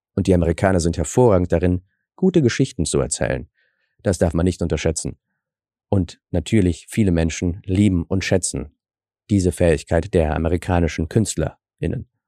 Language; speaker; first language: German; early bilingual, other home language; Russian